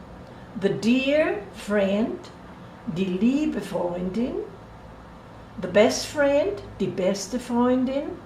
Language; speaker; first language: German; non-native, fluent; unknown